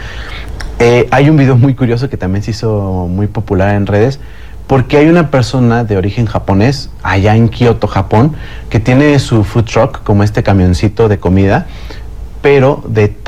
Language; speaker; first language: Spanish; native; Spanish